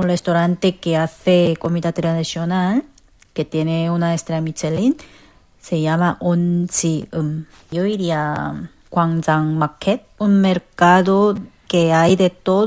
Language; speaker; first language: Spanish; non-native, fluent; Korean